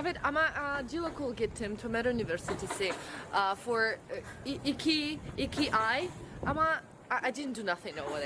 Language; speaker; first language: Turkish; non-native, learner; Russian